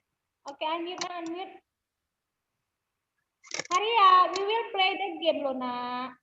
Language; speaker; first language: English; non-native, learner; Indonesian